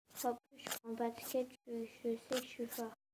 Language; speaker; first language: French; native; French